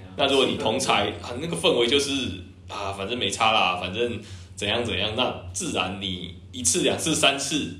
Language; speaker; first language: Chinese; native; Chinese